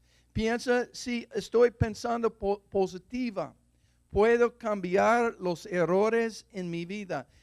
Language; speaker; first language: Spanish; non-native, fluent; English